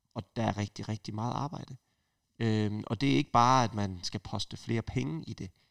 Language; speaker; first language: Danish; native; Danish